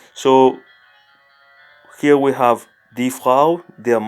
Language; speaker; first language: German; non-native, learner; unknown